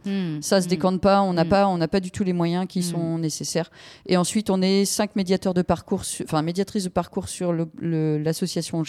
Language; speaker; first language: French; native; French